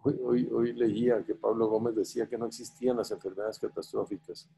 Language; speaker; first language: Spanish; native; Spanish